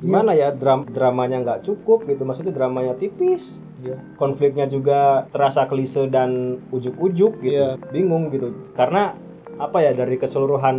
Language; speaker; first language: Indonesian; native; Indonesian